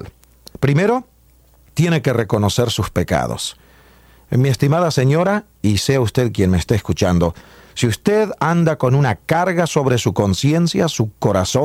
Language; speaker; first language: Spanish; native; Spanish